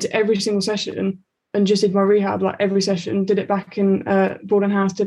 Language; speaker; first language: English; native; English